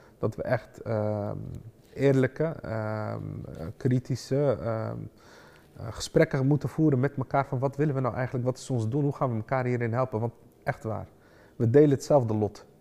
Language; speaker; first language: Dutch; early bilingual, other home language; Arabic